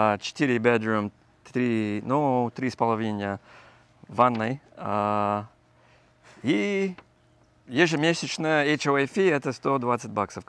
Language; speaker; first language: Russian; non-native, fluent; English